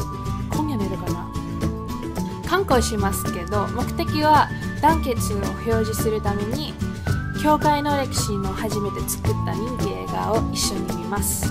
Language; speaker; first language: Japanese; non-native, learner; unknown